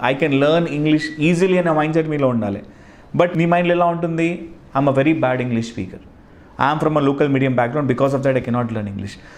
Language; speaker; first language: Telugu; non-native, local second language; Hindi